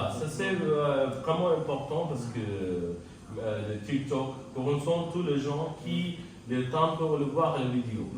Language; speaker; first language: French; non-native, learner; Tamil